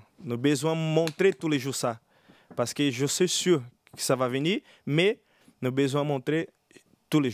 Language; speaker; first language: French; non-native, learner; Portuguese